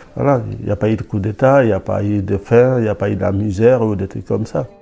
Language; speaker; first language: French; non-native, local second language; Wolof